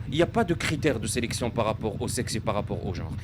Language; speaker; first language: French; non-native, local second language; Arabic